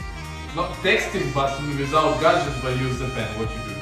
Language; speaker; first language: English; non-native, learner; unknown